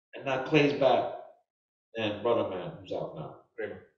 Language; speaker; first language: English; native; English